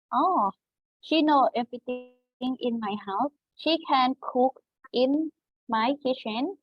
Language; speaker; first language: English; non-native, learner; Thai